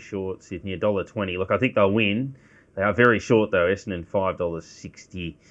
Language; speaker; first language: English; native; English